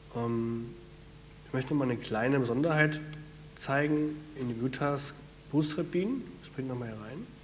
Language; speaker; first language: German; native; German